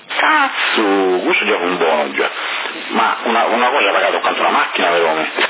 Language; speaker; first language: Italian; non-native, learner; Chinese